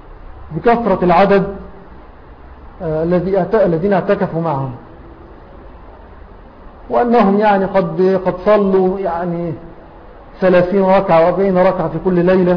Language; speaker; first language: Arabic; native; Arabic